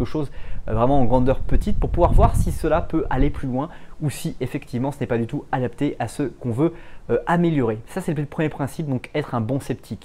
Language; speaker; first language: French; native; French